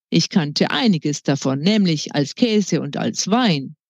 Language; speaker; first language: German; native; German